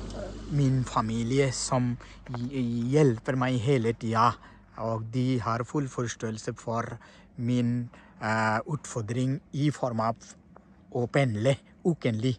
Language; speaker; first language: Norwegian; non-native, fluent; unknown